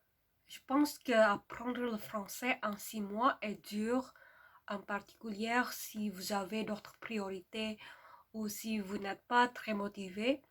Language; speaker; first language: French; non-native, fluent; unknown